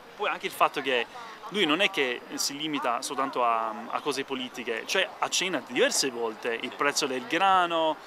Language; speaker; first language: Italian; non-native, fluent; English